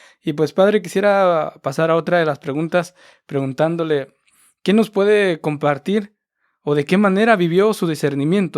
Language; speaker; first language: Spanish; native; Spanish